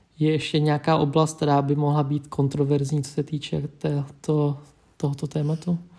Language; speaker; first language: Czech; early bilingual, other home language; Vietnamese